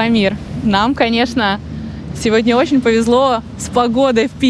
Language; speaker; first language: Russian; native; Russian